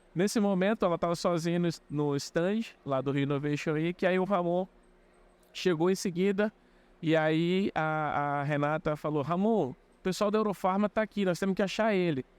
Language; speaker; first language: Portuguese; native; Portuguese